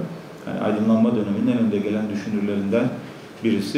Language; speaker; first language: Turkish; native; Turkish